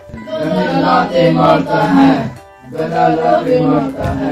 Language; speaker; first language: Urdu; early bilingual, heritage; Urdu